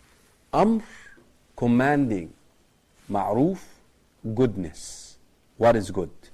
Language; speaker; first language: English; non-native, fluent; Arabic